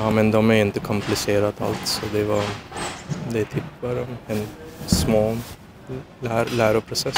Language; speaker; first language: Swedish; non-native, fluent; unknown